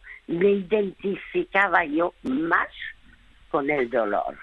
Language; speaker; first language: Spanish; early bilingual, other home language; French